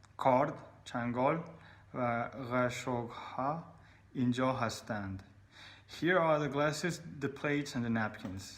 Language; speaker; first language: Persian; non-native, learner; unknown